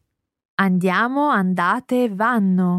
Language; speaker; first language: Italian; non-native, learner; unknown